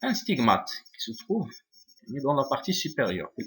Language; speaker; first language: French; non-native, local second language; Arabic